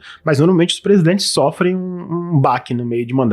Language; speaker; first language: Portuguese; native; Portuguese